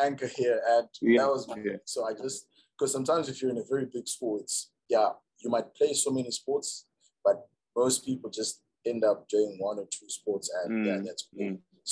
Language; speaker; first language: English; non-native, local second language; Shona